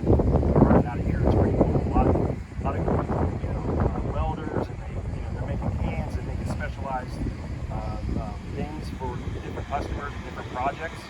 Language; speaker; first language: English; native; English